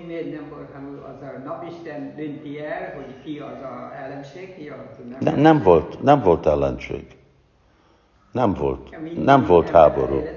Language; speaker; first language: Hungarian; non-native, fluent; English